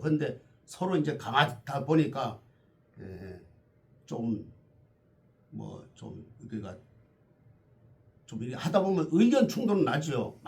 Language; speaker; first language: Korean; native; Korean